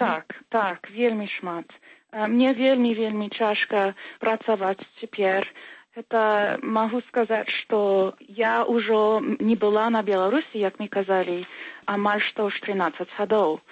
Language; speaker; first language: Belarusian; early bilingual, heritage; Belarusian